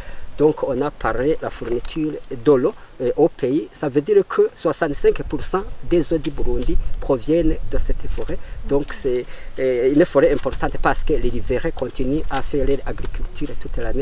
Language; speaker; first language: French; non-native, local second language; Rundi